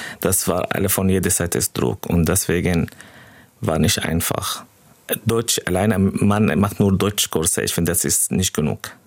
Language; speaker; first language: German; non-native, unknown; Arabic